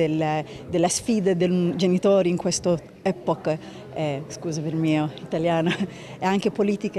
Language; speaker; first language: Italian; non-native, learner; Hebrew